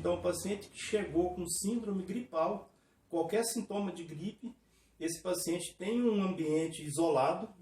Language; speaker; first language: Portuguese; native; Portuguese